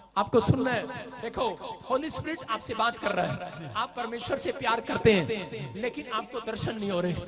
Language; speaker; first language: Hindi; non-native, local second language; Punjabi